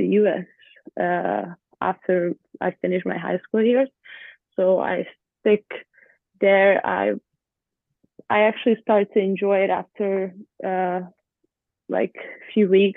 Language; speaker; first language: English; non-native, fluent; Hungarian